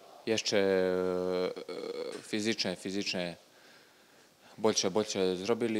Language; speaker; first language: Polish; non-native, learner; Serbian